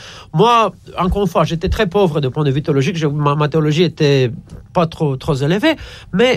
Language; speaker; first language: French; non-native, fluent; Romanian